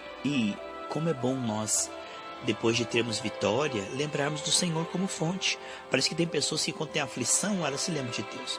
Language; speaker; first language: Portuguese; native; Portuguese